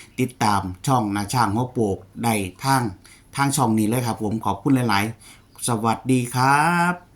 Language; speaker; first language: Thai; non-native, local second language; Lao